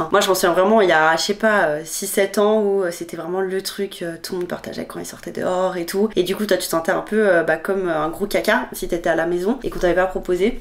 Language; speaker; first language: French; native; French